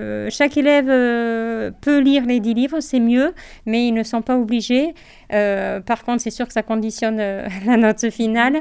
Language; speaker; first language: French; native; French